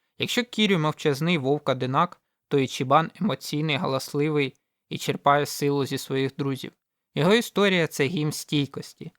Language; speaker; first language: Ukrainian; native; Ukrainian